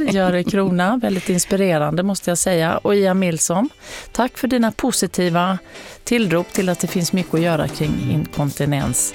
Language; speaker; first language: Swedish; native; Swedish